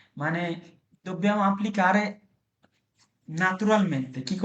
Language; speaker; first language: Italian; non-native, fluent; Bangla